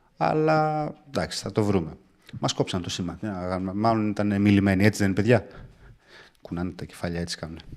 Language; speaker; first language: Greek; early bilingual, heritage; Greek